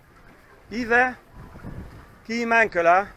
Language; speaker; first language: French; native; French